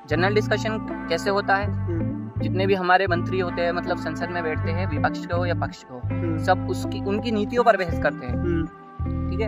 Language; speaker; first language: Hindi; native; Hindi